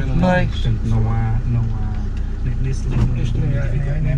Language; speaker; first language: Portuguese; native; Portuguese